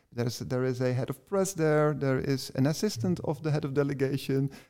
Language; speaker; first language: English; non-native, fluent; Dutch